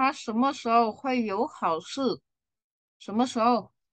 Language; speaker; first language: Chinese; non-native, fluent; Vietnamese